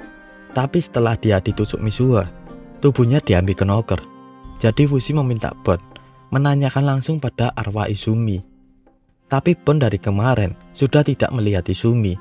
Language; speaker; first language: Indonesian; native; Indonesian